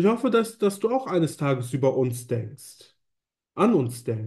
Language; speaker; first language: German; native; German